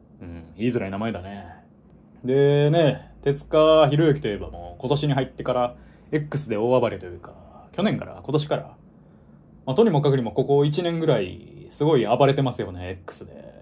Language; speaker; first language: Japanese; native; Japanese